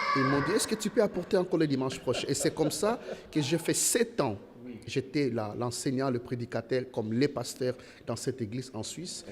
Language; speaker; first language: French; non-native, local second language; Lingala